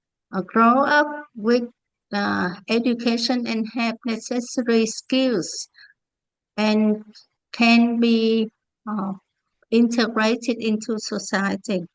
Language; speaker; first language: English; non-native, learner; Vietnamese